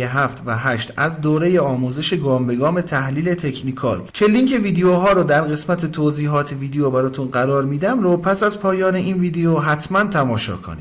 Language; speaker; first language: Persian; native; Persian